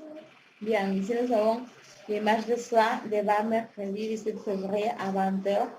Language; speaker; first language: French; non-native, fluent; Spanish